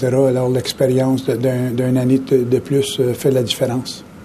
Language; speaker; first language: French; native; French